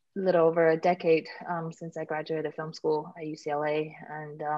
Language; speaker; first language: English; native; English